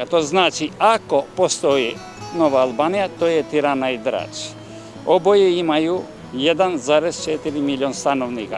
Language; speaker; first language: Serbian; non-native, learner; Albanian